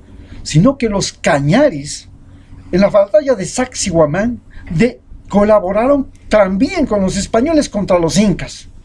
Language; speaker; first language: Spanish; native; Spanish